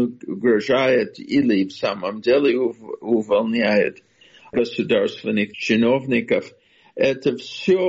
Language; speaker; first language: Russian; non-native, fluent; English